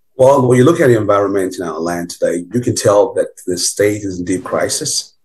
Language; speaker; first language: English; non-native, local second language; Bini